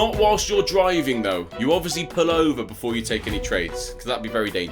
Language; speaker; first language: English; native; English